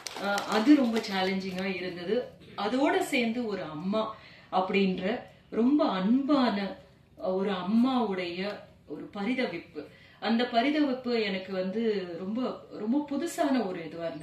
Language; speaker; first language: Tamil; native; Tamil